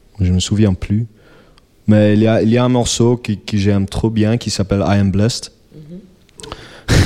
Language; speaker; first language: French; non-native, local second language; Dutch